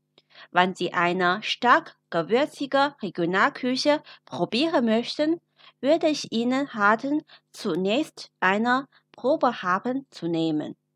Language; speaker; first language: German; non-native, fluent; Chinese